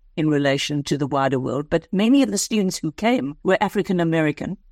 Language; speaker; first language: English; native; English